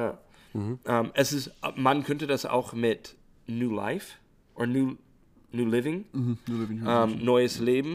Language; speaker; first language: German; non-native, fluent; English